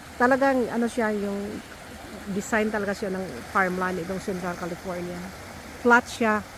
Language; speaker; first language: Filipino; non-native, local second language; Cebuano